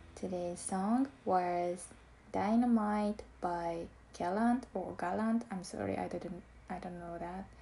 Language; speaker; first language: English; non-native, learner; Japanese